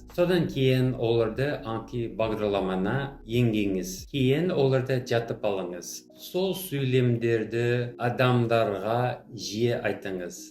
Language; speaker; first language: Kazakh; non-native, fluent; English